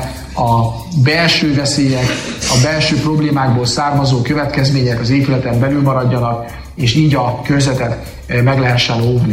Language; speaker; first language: Hungarian; native; Hungarian